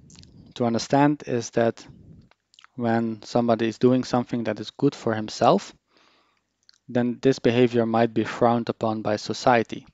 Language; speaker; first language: English; non-native, fluent; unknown